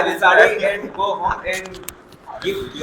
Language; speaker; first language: English; non-native, learner; Hindi